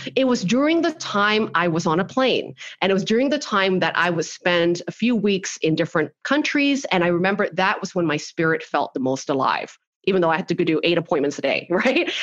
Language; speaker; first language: English; early bilingual, other home language; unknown